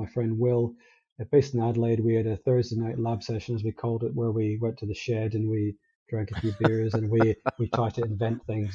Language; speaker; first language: English; native; English